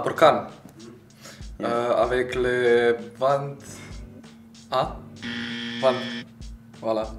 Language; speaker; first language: French; non-native, learner; Slovenian